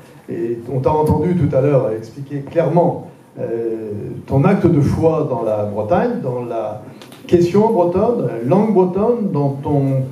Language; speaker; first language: French; native; French